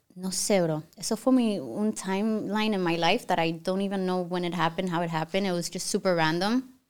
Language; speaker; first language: English; early bilingual, other home language; Spanish